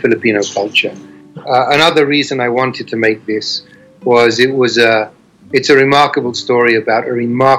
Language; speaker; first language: English; native; English